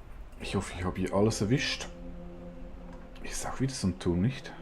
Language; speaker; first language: German; native; German